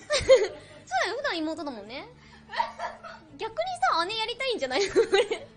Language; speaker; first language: Japanese; native; Japanese